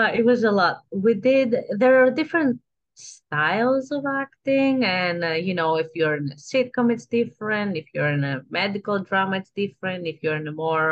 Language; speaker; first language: English; non-native, fluent; Greek